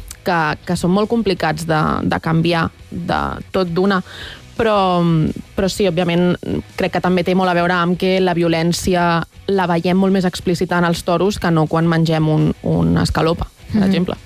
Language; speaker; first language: Catalan; native; Catalan